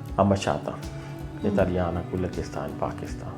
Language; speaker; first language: Italian; non-native, learner; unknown